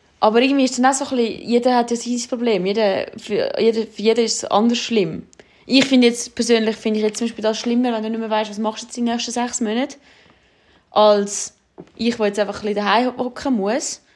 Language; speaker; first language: German; native; German